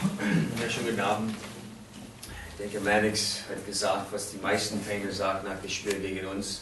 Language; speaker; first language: German; non-native, fluent; English